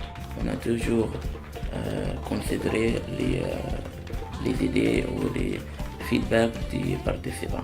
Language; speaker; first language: French; non-native, fluent; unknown